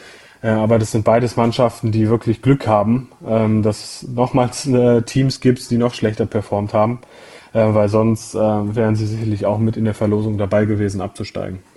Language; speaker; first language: German; native; German